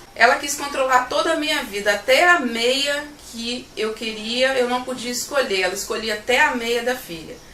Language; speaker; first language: Portuguese; native; Portuguese